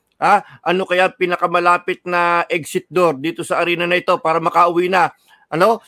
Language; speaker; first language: Filipino; native; Filipino